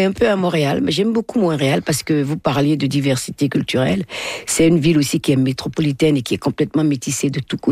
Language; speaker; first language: French; non-native, local second language; Fon